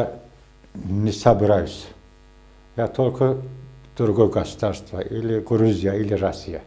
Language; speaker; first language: Russian; non-native, learner; Azerbaijani